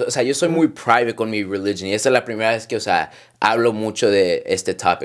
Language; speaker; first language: Spanish; early bilingual, heritage; Spanish